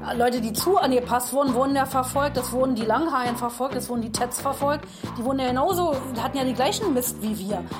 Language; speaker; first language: German; native; German